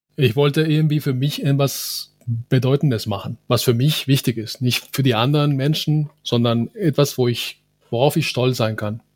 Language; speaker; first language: German; non-native, fluent; Spanish